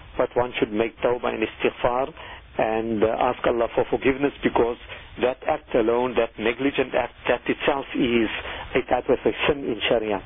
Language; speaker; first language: English; native; English